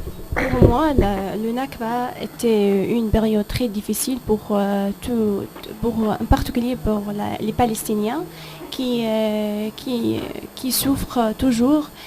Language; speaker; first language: French; non-native, fluent; Arabic